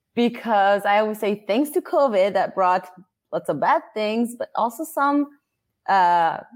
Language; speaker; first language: English; non-native, fluent; Italian